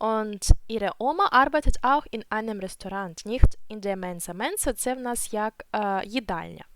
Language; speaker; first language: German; non-native, fluent; Ukrainian